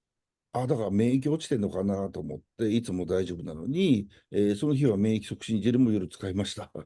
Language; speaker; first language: Japanese; native; Japanese